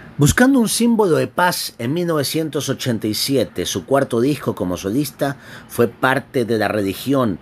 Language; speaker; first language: Spanish; native; Spanish